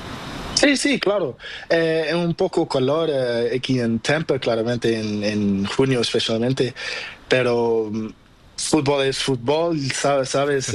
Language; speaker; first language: Spanish; non-native, learner; Portuguese